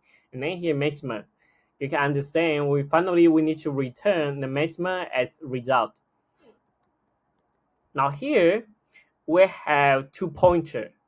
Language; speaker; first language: English; non-native, fluent; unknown